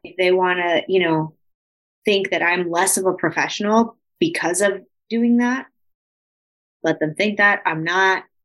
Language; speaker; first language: English; early bilingual, other home language; Spanish